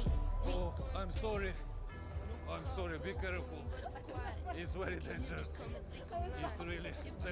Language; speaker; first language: English; non-native, learner; Russian